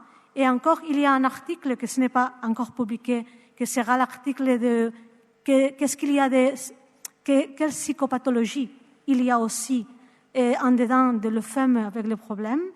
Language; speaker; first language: French; non-native, learner; Spanish